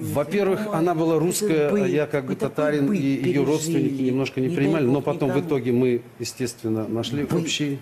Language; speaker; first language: Russian; native; Russian